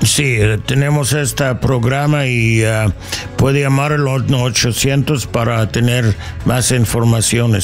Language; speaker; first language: Spanish; non-native, learner; English